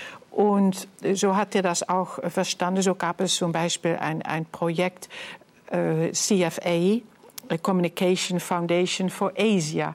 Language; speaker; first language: German; non-native, fluent; Dutch